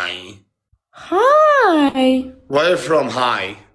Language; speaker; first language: English; non-native, learner; Albanian